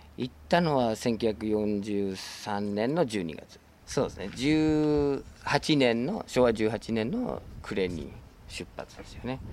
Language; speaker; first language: Japanese; non-native, fluent; English